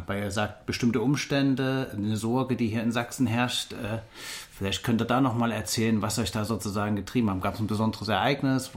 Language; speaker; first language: German; native; German